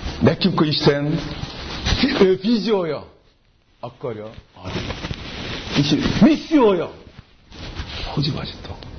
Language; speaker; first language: Hungarian; non-native, learner; Korean